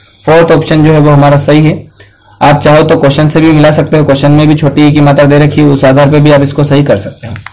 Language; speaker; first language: Hindi; native; Hindi